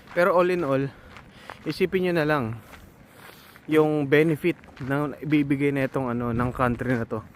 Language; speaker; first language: Filipino; native; Filipino